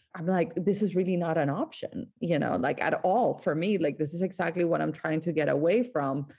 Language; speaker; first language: English; non-native, fluent; Spanish